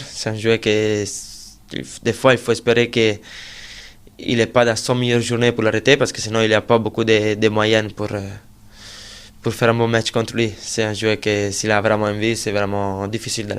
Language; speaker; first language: French; non-native, fluent; Italian